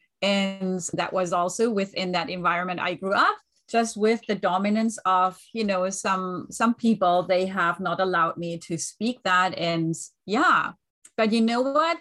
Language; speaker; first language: English; non-native, fluent; German